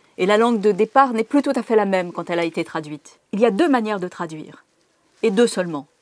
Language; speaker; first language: French; native; French